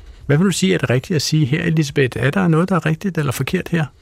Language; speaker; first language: Danish; native; Danish